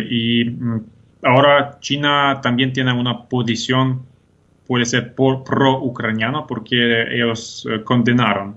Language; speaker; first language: Spanish; non-native, fluent; Ukrainian